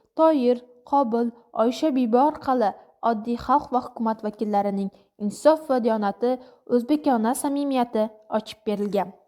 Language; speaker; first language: Uzbek; non-native, local second language; Kara-Kalpak